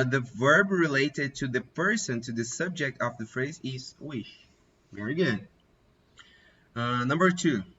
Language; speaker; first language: English; non-native, fluent; Portuguese